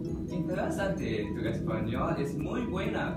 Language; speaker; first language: Spanish; non-native, learner; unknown